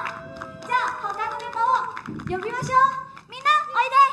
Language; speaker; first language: Japanese; non-native, learner; Indonesian